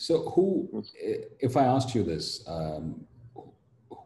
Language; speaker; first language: English; non-native, local second language; Tamil